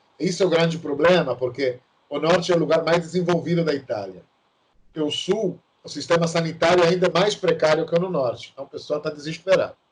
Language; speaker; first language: Portuguese; non-native, fluent; Italian